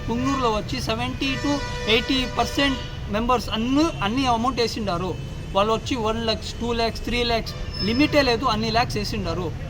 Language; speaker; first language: Telugu; non-native, local second language; Urdu